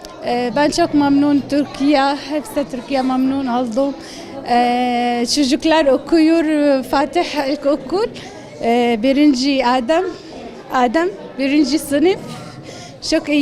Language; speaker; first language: Turkish; non-native, learner; Arabic